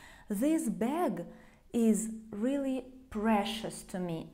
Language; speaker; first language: English; non-native, fluent; Russian